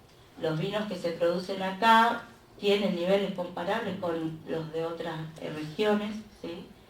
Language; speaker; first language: Spanish; native; Spanish